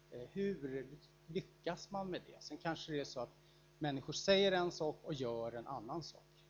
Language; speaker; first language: Swedish; native; Swedish